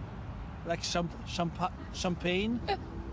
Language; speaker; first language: English; non-native, fluent; German